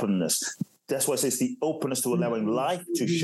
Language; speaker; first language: English; native; English